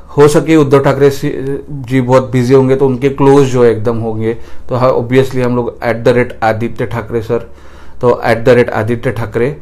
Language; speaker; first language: Hindi; non-native, local second language; Marathi